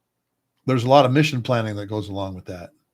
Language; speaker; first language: English; native; English